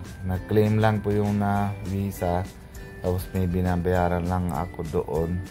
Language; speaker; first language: Filipino; non-native, learner; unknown